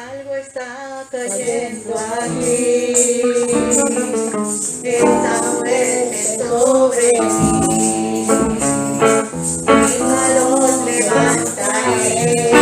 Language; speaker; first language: Spanish; native; Spanish